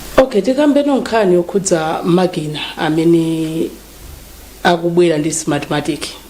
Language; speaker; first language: Nyanja; native; Nyanja